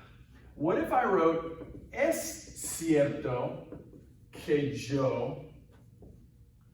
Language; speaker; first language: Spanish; non-native, fluent; English